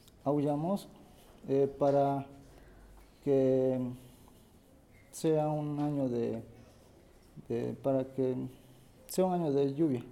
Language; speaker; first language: Spanish; non-native, local second language; Quechua